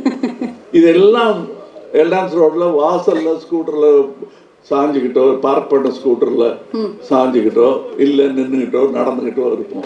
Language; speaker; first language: Tamil; native; Tamil